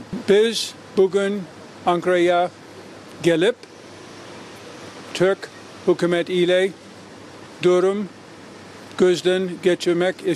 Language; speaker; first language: Turkish; non-native, fluent; English